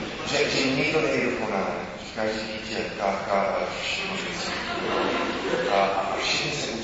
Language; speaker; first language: Czech; non-native, fluent; English